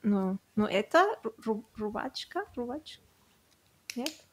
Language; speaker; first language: Russian; non-native, learner; Catalan